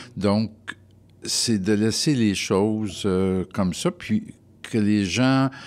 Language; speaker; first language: French; native; French